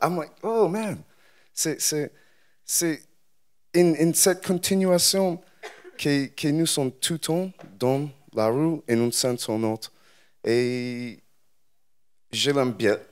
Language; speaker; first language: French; non-native, learner; English